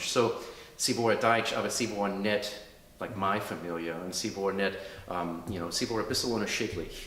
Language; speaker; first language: German; early bilingual, heritage; English